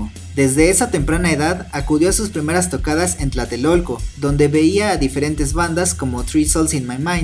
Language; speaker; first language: Spanish; native; Spanish